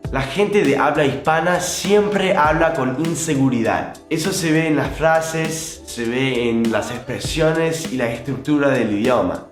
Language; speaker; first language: Spanish; non-native, fluent; English